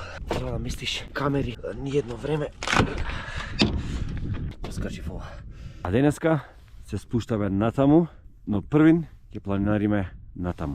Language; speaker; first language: Macedonian; native; Macedonian